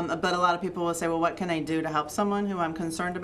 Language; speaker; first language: English; native; English